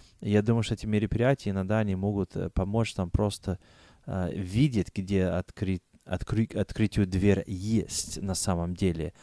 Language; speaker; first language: Russian; non-native, fluent; English